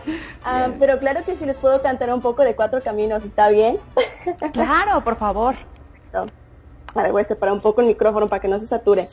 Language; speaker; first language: Spanish; early bilingual, heritage; Spanish